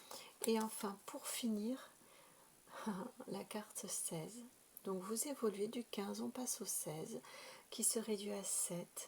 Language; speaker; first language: French; native; French